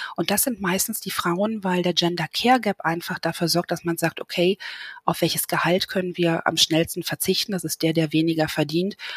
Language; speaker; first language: German; native; German